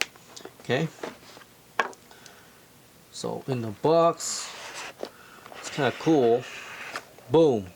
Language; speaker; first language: English; non-native, fluent; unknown